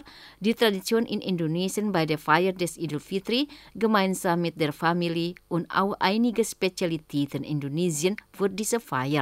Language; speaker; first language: German; non-native, fluent; Indonesian